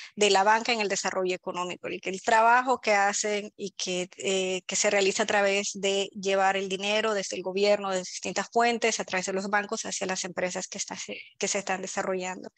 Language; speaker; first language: Spanish; native; Spanish